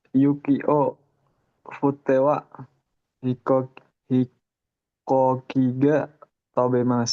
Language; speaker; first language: Japanese; non-native, learner; Indonesian